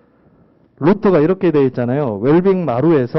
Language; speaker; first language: Korean; native; Korean